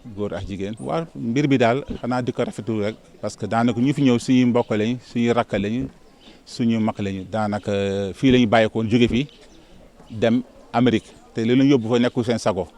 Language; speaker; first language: Wolof; native; Wolof